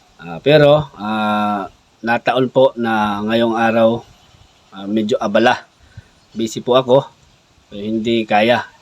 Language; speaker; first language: Filipino; non-native, local second language; Cebuano